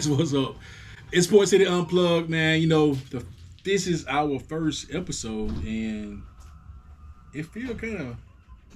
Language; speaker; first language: English; native; English